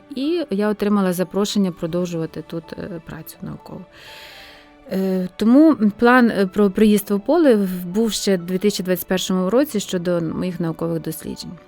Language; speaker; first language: Ukrainian; native; Ukrainian